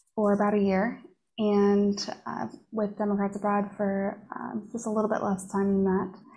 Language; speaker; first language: English; native; English